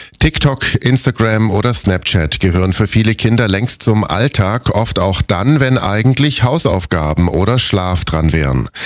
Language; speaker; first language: German; early bilingual, other home language; Italian